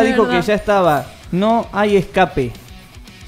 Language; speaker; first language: Spanish; native; Spanish